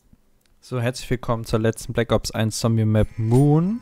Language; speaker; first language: German; native; German